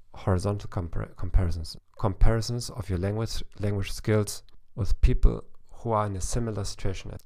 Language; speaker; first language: English; non-native, fluent; German